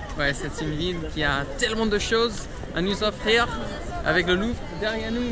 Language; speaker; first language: French; non-native, fluent; English